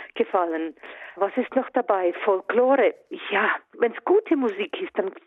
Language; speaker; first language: German; early bilingual, other home language; Swiss German